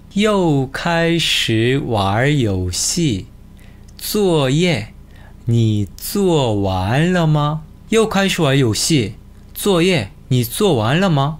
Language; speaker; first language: Chinese; non-native, fluent; Korean